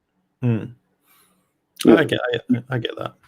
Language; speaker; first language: English; native; English